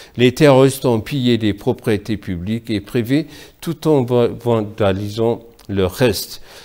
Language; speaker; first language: French; non-native, fluent; Amharic